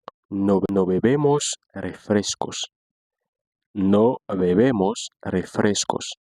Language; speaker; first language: Spanish; non-native, fluent; Haitian Creole